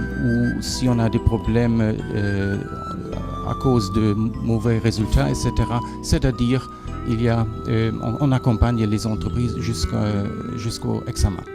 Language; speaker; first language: French; non-native, fluent; German